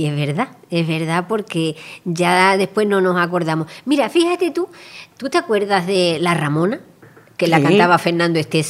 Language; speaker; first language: Spanish; native; Spanish